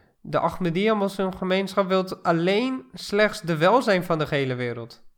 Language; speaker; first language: Dutch; non-native, fluent; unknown